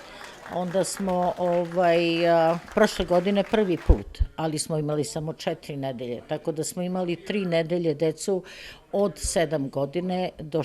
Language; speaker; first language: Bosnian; early bilingual, heritage; Serbian